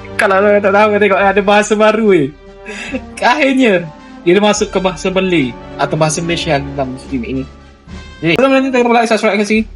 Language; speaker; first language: Malay; native; Malay